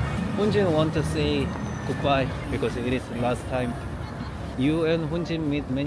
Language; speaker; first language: English; non-native, learner; Korean